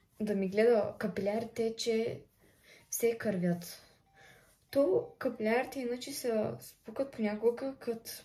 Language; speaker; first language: Bulgarian; non-native, local second language; Turkish